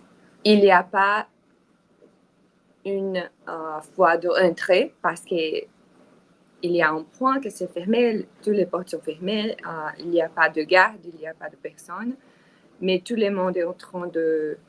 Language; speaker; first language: French; non-native, learner; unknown